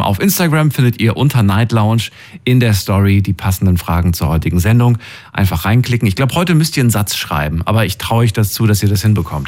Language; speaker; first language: German; native; German